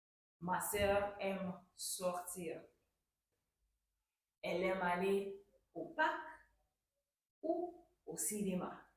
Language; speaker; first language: French; non-native, fluent; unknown